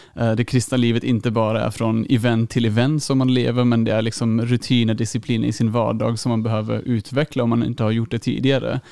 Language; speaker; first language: Swedish; non-native, fluent; German